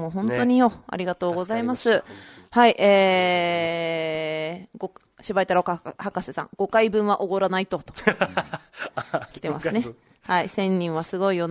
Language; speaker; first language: Japanese; native; Japanese